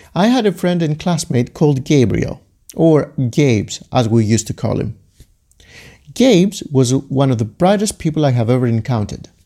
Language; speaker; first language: English; non-native, fluent; Greek